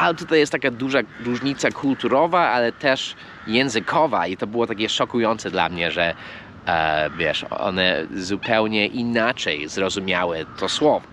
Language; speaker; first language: Polish; non-native, fluent; English